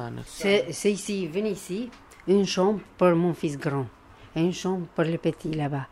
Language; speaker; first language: French; non-native, learner; Albanian